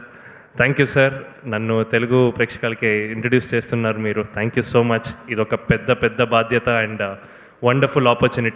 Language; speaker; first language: Telugu; non-native, learner; Kannada